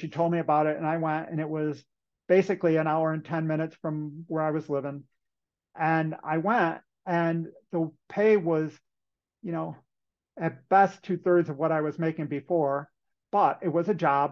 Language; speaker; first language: English; native; English